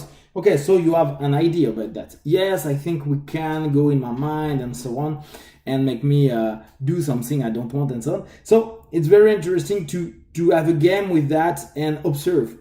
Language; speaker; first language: English; non-native, fluent; French